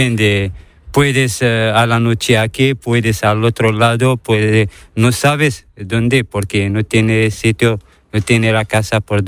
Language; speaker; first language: Spanish; non-native, learner; Arabic